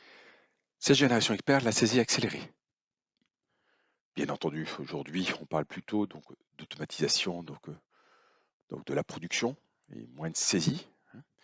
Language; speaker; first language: French; native; French